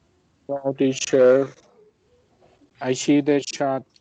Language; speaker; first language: English; non-native, learner; Spanish